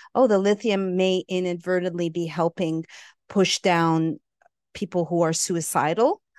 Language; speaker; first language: English; native; English